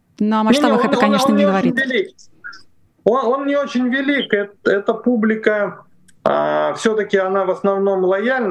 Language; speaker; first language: Russian; native; Russian